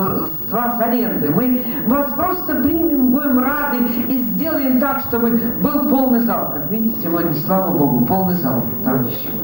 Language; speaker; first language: Russian; native; Russian